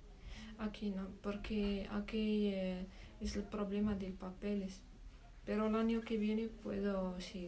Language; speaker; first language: Spanish; non-native, learner; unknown